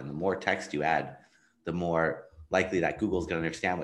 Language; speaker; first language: English; native; English